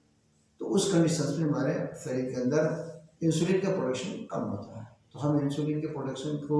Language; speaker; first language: Hindi; native; Hindi